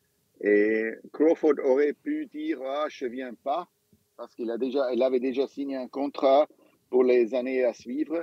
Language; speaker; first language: French; non-native, local second language; German